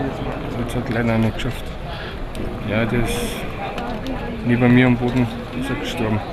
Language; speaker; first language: German; non-native, fluent; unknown